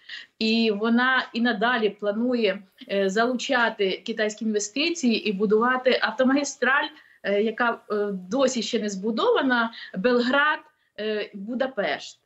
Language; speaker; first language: Ukrainian; native; Ukrainian